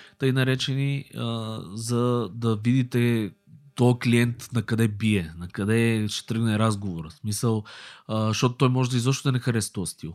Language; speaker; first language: Bulgarian; native; Bulgarian